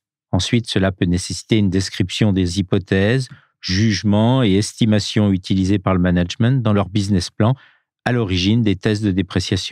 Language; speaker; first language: French; native; French